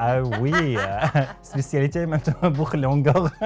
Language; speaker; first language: French; non-native, learner; Arabic